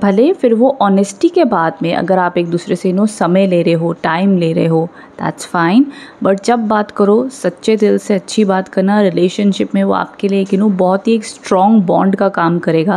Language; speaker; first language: Hindi; native; Hindi